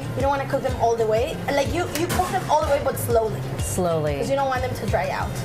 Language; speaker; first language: English; non-native, fluent; Spanish